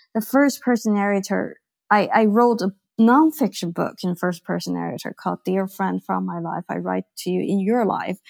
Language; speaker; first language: English; non-native, fluent; Chinese